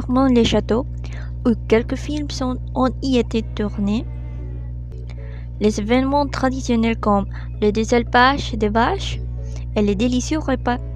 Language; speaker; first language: French; non-native, learner; Spanish